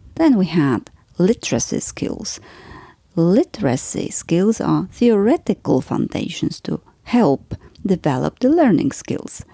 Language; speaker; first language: English; non-native, fluent; Polish